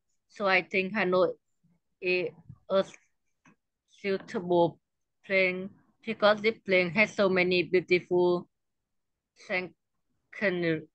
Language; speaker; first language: English; non-native, learner; Vietnamese